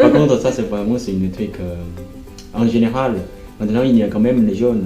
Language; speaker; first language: French; non-native, fluent; Chinese